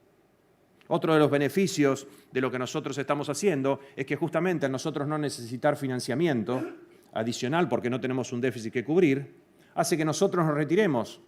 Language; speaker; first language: Spanish; native; Spanish